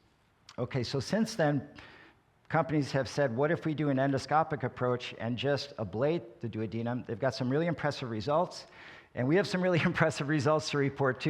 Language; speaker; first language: English; native; English